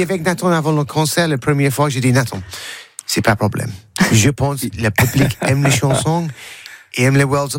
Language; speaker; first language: French; non-native, learner; English